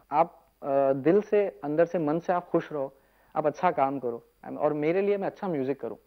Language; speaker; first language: Hindi; non-native, local second language; Urdu